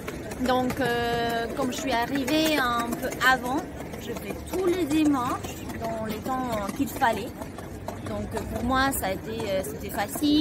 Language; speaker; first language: French; non-native, fluent; Spanish